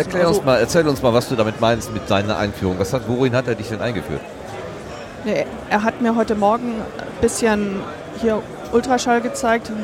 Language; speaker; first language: German; native; German